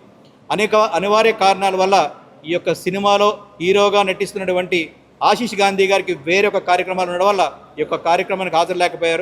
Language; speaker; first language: Telugu; native; Telugu